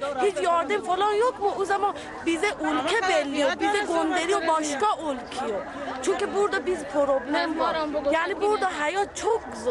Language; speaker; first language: Turkish; non-native, learner; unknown